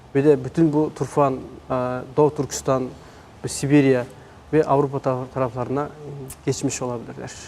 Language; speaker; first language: Turkish; non-native, fluent; Mongolian